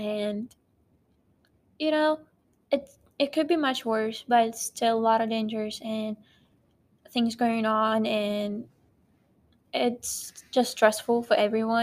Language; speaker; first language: English; non-native, fluent; Ukrainian